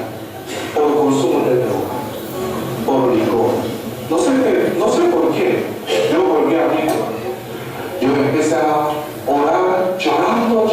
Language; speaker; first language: Spanish; non-native, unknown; Korean